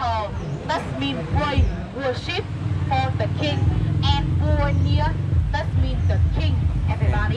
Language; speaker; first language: English; non-native, learner; Vietnamese